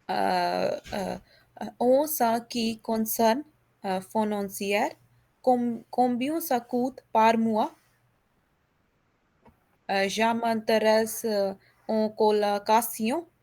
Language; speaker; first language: French; non-native, learner; Hindi